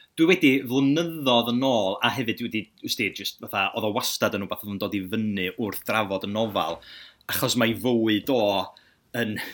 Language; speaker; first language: Welsh; native; Welsh